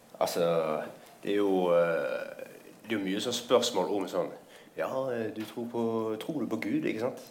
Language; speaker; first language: Norwegian; native; Norwegian